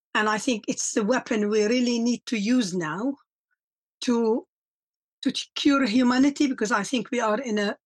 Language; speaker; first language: English; non-native, fluent; Arabic